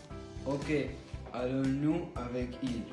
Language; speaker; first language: French; non-native, learner; Spanish